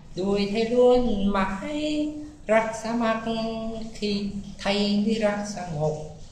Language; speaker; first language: Thai; non-native, learner; Vietnamese